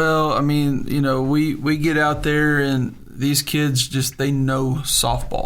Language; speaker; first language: English; native; English